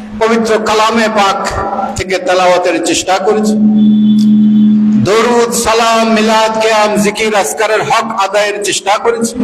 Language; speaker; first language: Bangla; native; Bangla